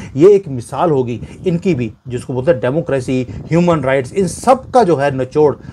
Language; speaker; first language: Hindi; native; Hindi